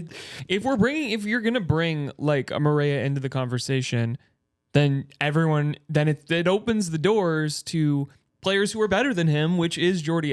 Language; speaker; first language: English; native; English